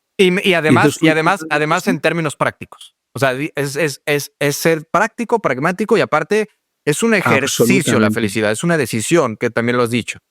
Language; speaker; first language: Spanish; native; Spanish